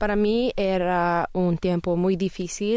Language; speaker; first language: Spanish; early bilingual, heritage; Spanish